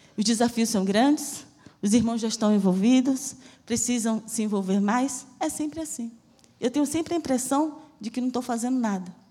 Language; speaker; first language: Portuguese; native; Portuguese